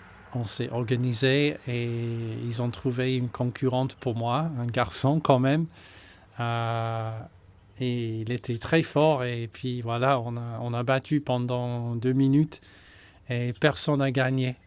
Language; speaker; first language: French; non-native, fluent; English